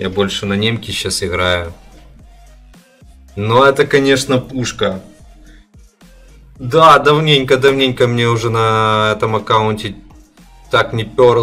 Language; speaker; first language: Russian; native; Russian